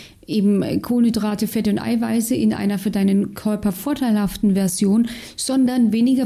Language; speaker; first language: German; native; German